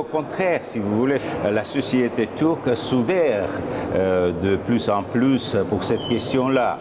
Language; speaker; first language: French; non-native, fluent; Armenian